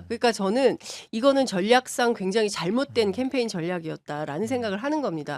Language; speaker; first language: Korean; native; Korean